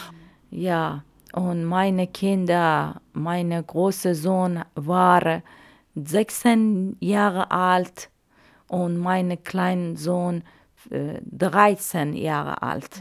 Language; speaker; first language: German; non-native, learner; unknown